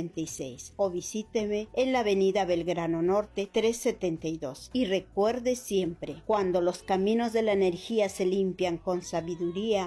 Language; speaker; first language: Spanish; native; Spanish